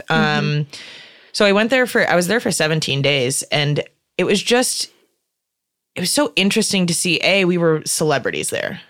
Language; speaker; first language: English; native; English